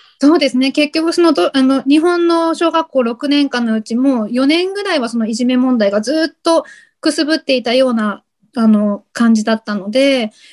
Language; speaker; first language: Japanese; native; Japanese